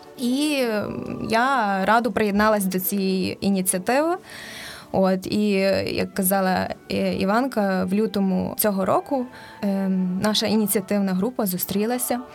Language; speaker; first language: Ukrainian; native; Ukrainian